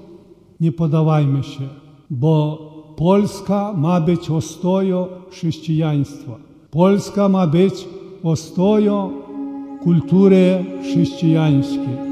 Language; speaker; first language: Polish; early bilingual, heritage; Polish